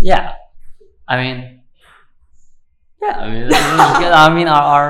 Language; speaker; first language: English; native; English